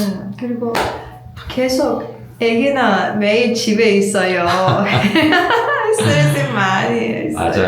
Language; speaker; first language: Korean; non-native, learner; Persian